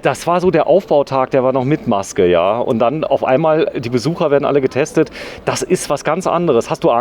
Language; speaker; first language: German; native; German